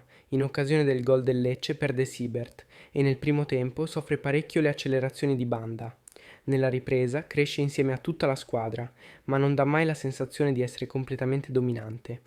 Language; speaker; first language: Italian; native; Italian